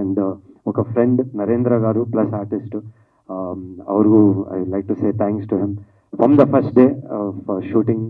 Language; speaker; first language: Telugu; non-native, learner; Kannada